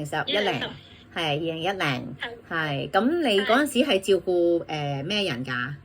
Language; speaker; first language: Cantonese; native; Cantonese